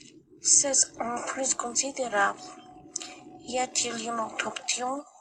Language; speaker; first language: French; non-native, learner; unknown